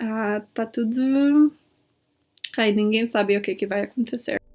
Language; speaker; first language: Portuguese; early bilingual, heritage; Portuguese